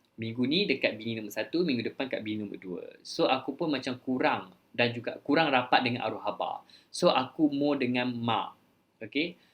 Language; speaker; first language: Malay; early bilingual, other home language; Thai